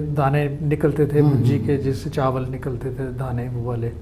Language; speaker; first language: Hindi; native; Hindi